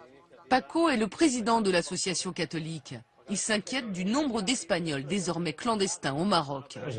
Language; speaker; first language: French; native; French